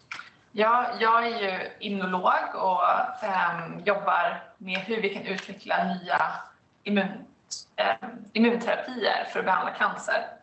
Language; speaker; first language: Swedish; native; Swedish